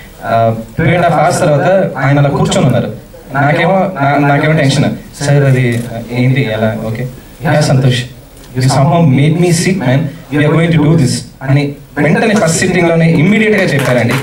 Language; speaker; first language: Telugu; native; Telugu